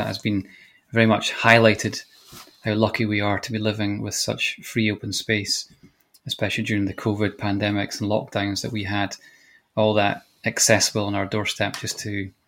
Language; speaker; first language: English; native; English